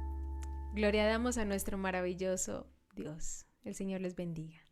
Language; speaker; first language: Spanish; native; Spanish